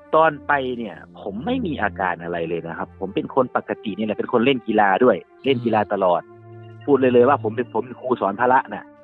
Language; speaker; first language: Thai; native; Thai